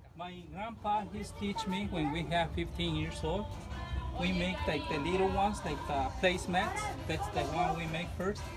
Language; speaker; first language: English; non-native, learner; Spanish